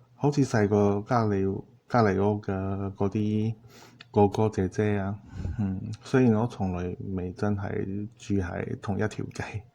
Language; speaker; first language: Cantonese; non-native, fluent; Chinese